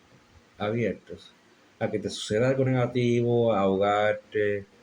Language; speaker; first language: Spanish; native; Spanish